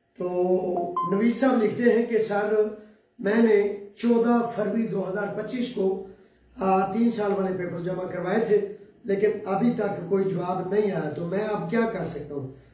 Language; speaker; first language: Urdu; non-native, local second language; Punjabi